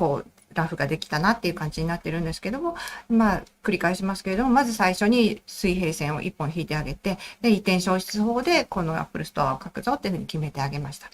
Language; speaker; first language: Japanese; native; Japanese